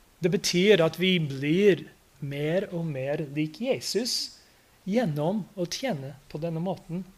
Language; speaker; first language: Norwegian; non-native, fluent; English